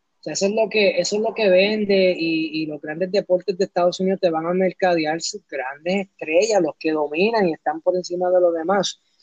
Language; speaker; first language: Spanish; early bilingual, heritage; Spanish